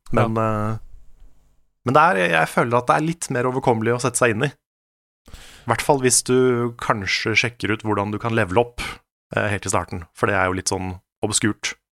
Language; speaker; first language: Norwegian; native; Norwegian